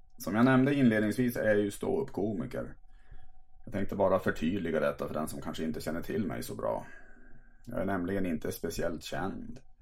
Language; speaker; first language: Swedish; native; Swedish